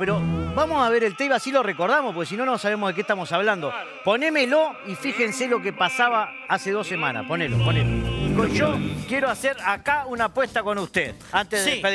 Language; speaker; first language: Spanish; native; Spanish